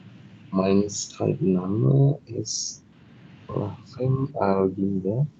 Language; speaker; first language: German; non-native, learner; Indonesian